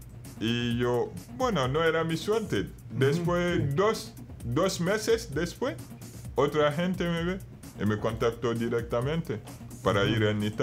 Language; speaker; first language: Spanish; non-native, fluent; Bambara